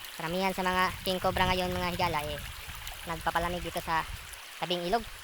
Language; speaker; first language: Filipino; non-native, local second language; Cebuano